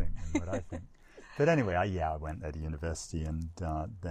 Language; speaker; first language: English; native; English